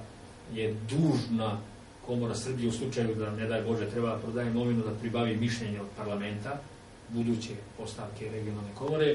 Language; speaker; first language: Serbian; native; Serbian